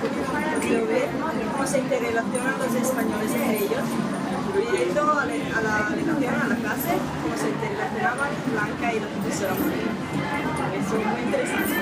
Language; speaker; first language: Spanish; non-native, fluent; Italian